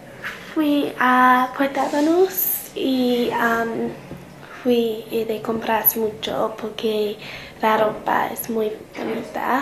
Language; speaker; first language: Spanish; non-native, learner; English